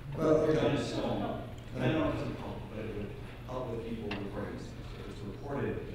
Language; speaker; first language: English; native; English